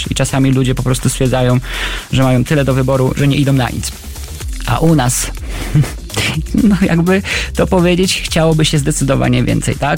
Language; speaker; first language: Polish; native; Polish